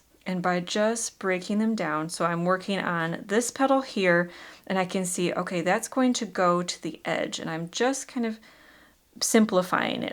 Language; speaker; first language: English; native; English